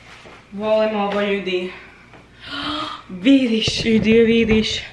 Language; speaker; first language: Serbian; non-native, learner; English